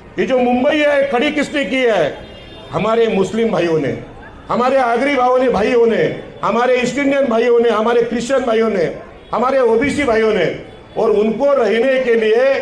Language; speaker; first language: Hindi; non-native, local second language; Marathi